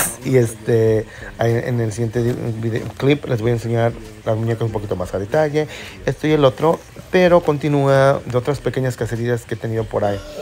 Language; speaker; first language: Spanish; native; Spanish